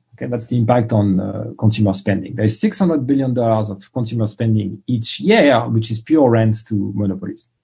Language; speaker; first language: English; non-native, fluent; French